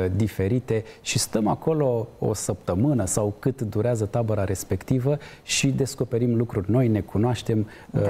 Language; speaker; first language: Romanian; native; Romanian